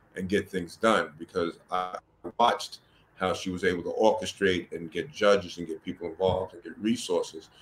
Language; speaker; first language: English; native; English